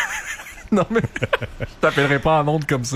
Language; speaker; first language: French; native; French